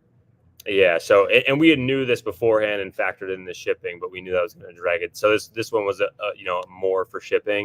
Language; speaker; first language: English; native; English